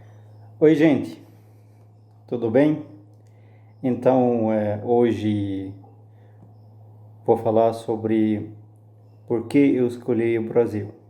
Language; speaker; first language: Portuguese; non-native, fluent; Arabic